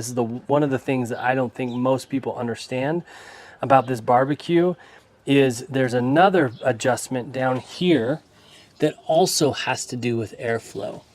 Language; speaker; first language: English; native; English